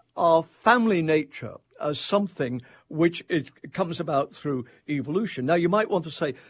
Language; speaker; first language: English; native; English